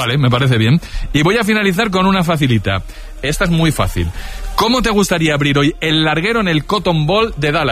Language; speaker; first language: Spanish; native; Spanish